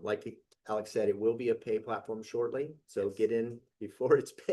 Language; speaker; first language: English; native; English